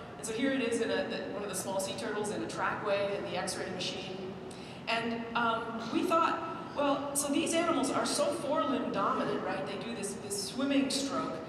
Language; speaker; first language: English; native; English